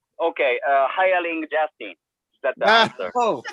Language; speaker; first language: English; non-native, learner; Japanese